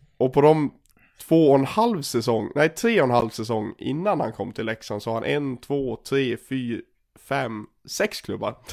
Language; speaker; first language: Swedish; native; Swedish